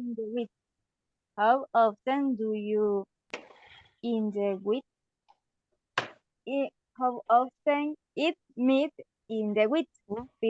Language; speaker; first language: English; non-native, learner; Spanish